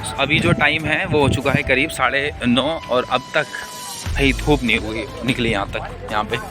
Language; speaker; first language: Hindi; native; Hindi